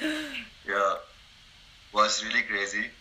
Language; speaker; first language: English; non-native, learner; Arabic